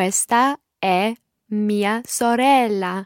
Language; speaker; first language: Italian; non-native, learner; English